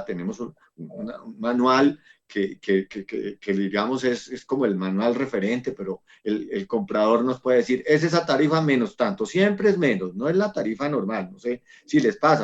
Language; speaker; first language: Spanish; native; Spanish